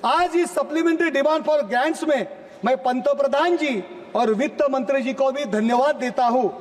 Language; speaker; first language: Hindi; non-native, local second language; Marathi